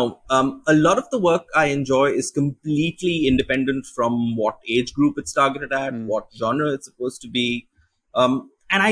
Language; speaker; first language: English; non-native, local second language; Bangla